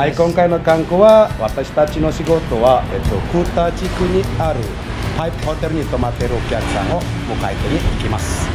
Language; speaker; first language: Japanese; non-native, fluent; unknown